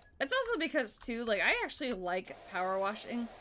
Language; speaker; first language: English; native; English